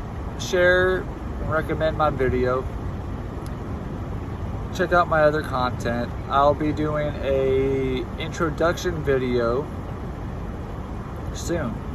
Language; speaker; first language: English; native; English